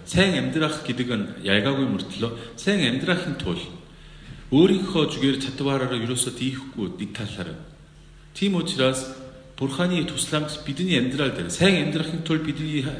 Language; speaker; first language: Mongolian; non-native, fluent; Korean